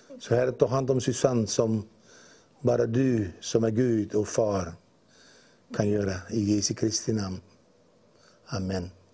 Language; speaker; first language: Swedish; non-native, fluent; Dutch